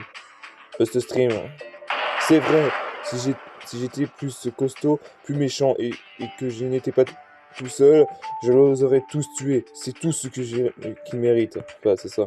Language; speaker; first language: French; native; French